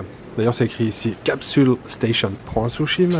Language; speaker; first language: French; native; French